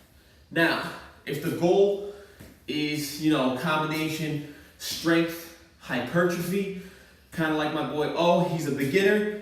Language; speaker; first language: English; native; English